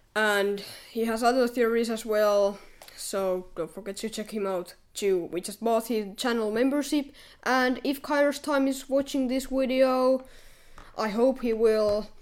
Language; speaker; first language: English; non-native, fluent; Finnish